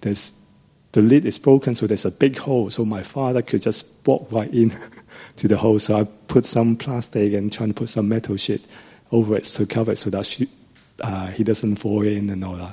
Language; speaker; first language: English; non-native, local second language; Cantonese